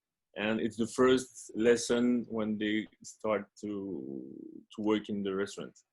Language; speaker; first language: English; non-native, fluent; French